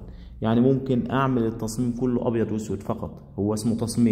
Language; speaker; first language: Arabic; native; Arabic